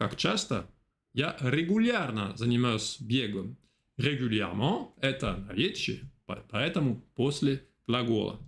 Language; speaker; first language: Russian; non-native, fluent; French